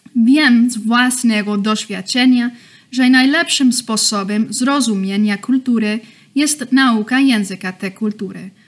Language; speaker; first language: Polish; non-native, learner; English